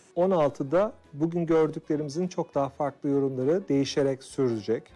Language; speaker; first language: Turkish; native; Turkish